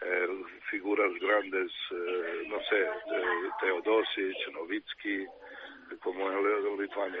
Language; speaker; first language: Spanish; non-native, fluent; Serbian